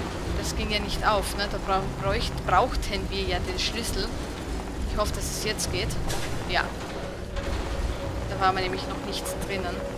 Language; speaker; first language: German; native; German